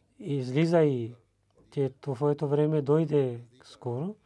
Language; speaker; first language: Bulgarian; non-native, learner; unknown